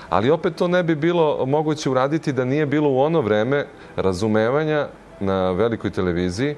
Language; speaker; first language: Croatian; native; Croatian